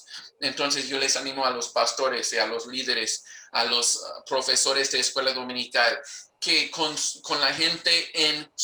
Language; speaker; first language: Spanish; non-native, fluent; English